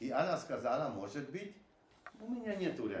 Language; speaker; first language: Russian; non-native, learner; Hungarian